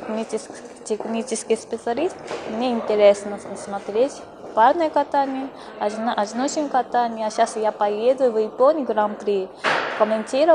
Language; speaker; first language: Russian; non-native, fluent; Japanese